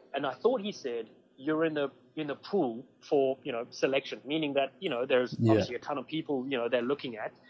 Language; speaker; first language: English; native; English